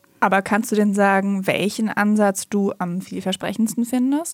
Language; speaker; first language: German; native; German